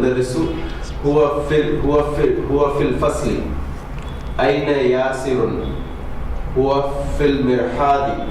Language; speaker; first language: Arabic; non-native, learner; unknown